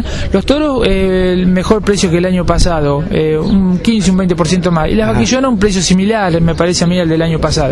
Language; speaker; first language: Spanish; native; Spanish